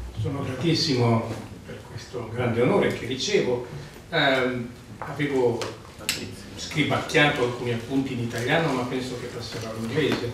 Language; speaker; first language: Italian; native; Italian